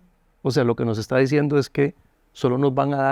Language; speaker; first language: Spanish; native; Spanish